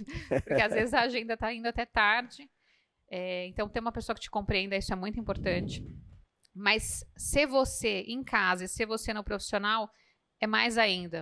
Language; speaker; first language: Portuguese; native; Portuguese